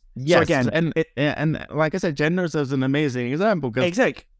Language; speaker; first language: English; non-native, fluent; Lithuanian